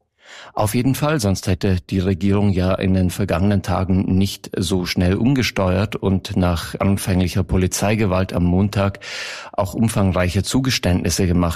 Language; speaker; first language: German; native; German